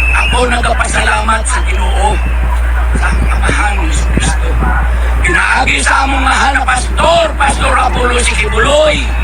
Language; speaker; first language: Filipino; non-native, local second language; Hiligaynon